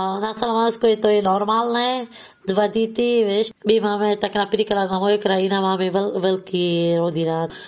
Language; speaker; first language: Slovak; non-native, learner; Persian